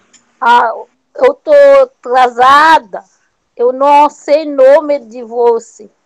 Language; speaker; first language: Portuguese; non-native, learner; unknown